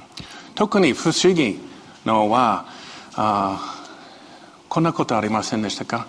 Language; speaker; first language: Japanese; non-native, fluent; Chinese